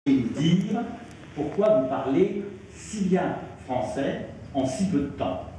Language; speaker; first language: French; native; French